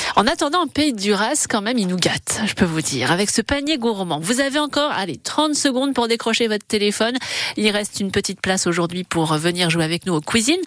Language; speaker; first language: French; native; French